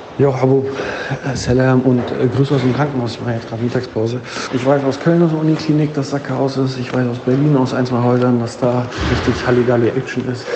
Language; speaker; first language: German; early bilingual, other home language; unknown